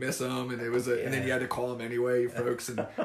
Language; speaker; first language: English; native; English